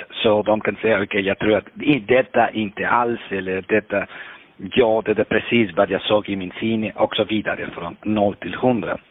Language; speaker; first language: Swedish; non-native, fluent; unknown